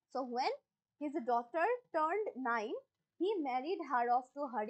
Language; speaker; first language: English; non-native, local second language; Assamese